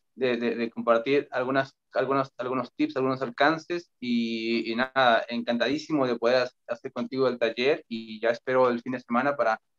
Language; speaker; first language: Spanish; native; Spanish